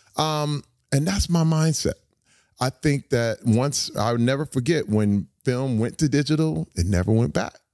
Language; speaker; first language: English; native; English